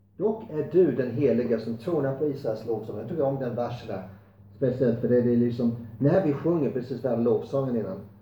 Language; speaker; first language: Swedish; non-native, fluent; English